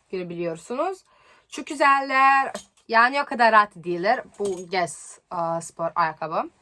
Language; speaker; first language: Turkish; non-native, learner; Serbian